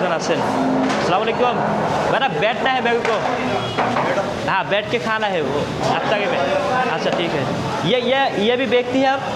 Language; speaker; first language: Hindi; non-native, learner; Bangla